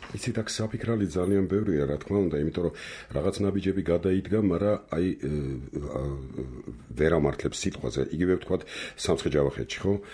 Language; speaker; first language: Georgian; non-native, local second language; Armenian